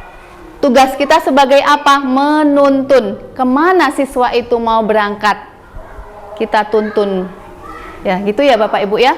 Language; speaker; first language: Indonesian; native; Indonesian